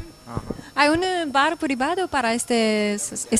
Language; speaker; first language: Spanish; non-native, fluent; Japanese